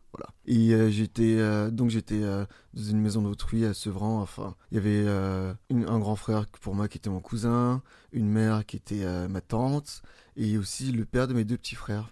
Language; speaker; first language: French; early bilingual, other home language; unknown